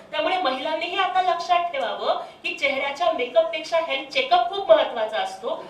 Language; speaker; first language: Marathi; non-native, local second language; Telugu